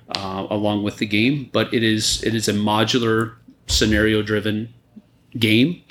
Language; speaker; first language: English; native; English